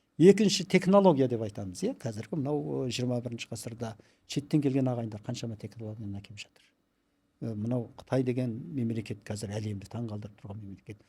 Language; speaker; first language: Kazakh; early bilingual, heritage; Kazakh